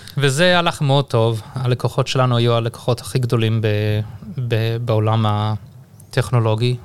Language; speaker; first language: Hebrew; early bilingual, heritage; Hebrew